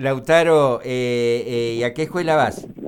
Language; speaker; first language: Spanish; native; Spanish